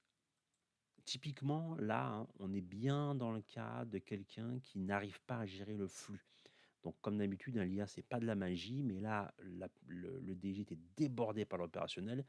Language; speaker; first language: French; native; French